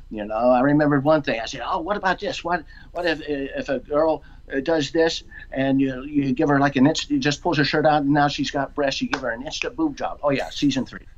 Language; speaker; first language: English; native; English